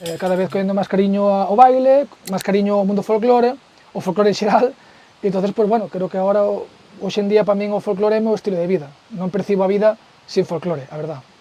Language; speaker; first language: Galician; early bilingual, heritage; Spanish